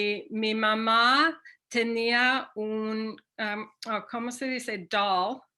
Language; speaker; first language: Spanish; non-native, fluent; English